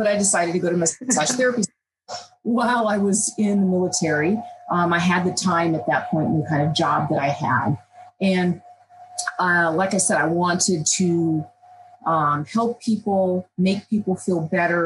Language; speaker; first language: English; native; English